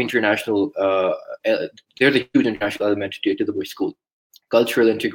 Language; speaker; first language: English; non-native, local second language; Urdu